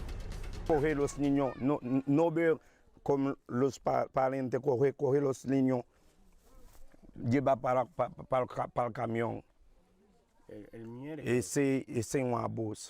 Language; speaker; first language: Spanish; non-native, learner; Haitian Creole